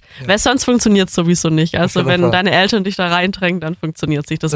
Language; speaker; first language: German; native; German